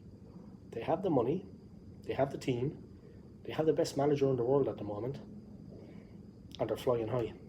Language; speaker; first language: English; native; English